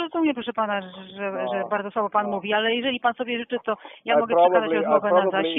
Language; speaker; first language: Polish; native; Polish